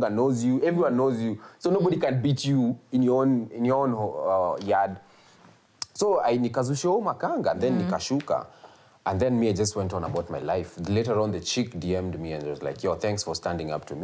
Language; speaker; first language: English; non-native, local second language; Swahili